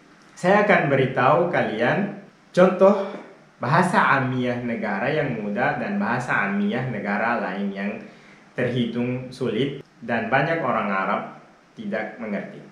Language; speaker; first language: Indonesian; non-native, fluent; Arabic